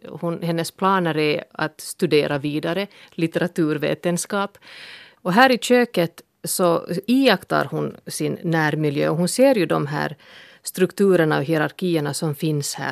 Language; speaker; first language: Swedish; native; Swedish